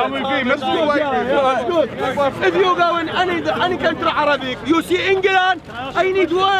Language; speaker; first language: English; non-native, learner; Arabic